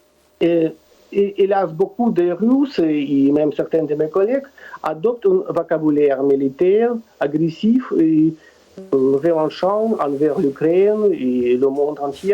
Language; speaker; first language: French; non-native, fluent; Russian